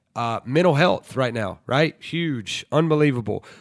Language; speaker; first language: English; native; English